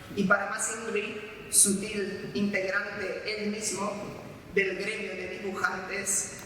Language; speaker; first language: Spanish; non-native, fluent; Romanian